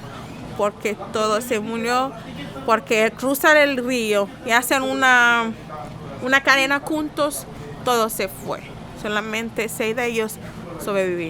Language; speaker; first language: Spanish; non-native, learner; Haitian Creole